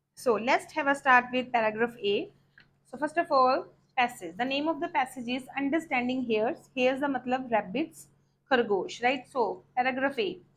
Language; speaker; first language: English; non-native, local second language; Punjabi